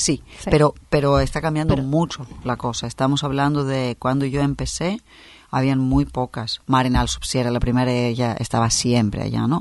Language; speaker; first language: Spanish; non-native, fluent; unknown